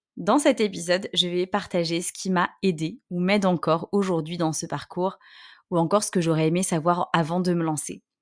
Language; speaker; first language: French; native; French